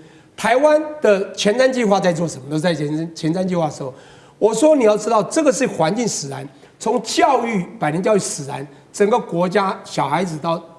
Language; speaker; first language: Chinese; native; Chinese